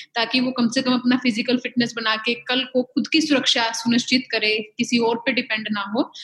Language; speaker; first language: Hindi; native; Hindi